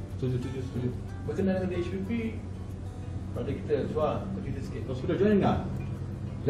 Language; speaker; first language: Malay; native; Malay